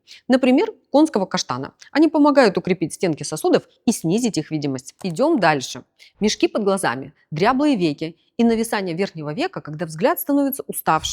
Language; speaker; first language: Russian; native; Russian